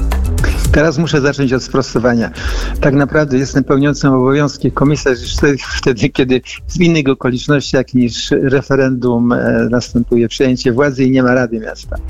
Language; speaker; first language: Polish; native; Polish